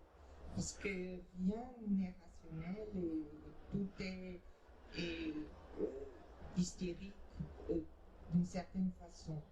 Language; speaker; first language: French; non-native, fluent; Portuguese